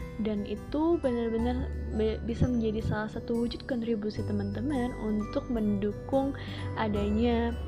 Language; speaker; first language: Indonesian; native; Indonesian